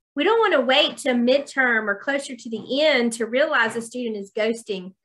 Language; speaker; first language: English; native; English